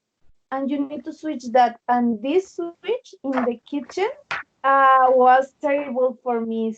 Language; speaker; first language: English; non-native, learner; Spanish